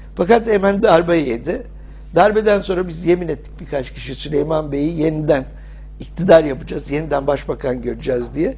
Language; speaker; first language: Turkish; early bilingual, heritage; English